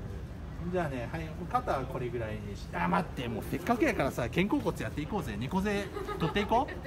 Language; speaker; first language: Japanese; native; Japanese